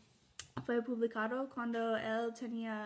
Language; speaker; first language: Spanish; non-native, learner; English